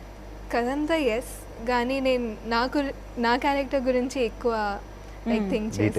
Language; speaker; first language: Telugu; non-native, fluent; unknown